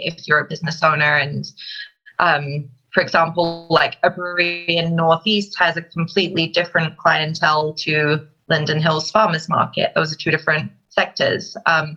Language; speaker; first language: English; native; English